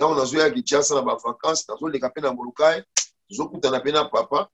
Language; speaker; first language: French; non-native, local second language; Lingala